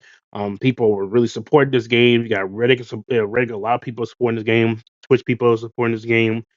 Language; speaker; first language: English; native; English